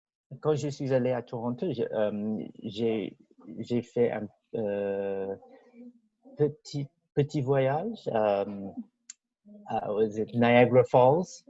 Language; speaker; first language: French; non-native, fluent; English